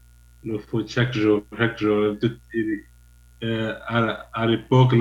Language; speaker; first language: French; non-native, learner; Arabic